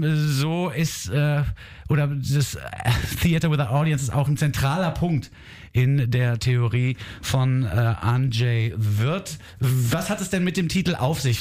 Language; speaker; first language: German; native; German